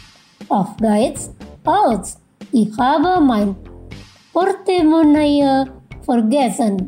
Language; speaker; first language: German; non-native, fluent; Indonesian